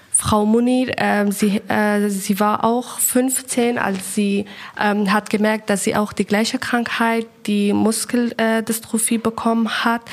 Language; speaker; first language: German; non-native, fluent; Persian